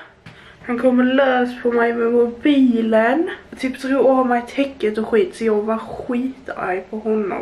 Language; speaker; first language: Swedish; native; Swedish